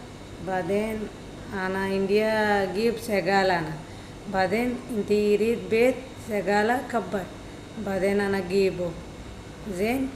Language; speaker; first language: Arabic; non-native, learner; Telugu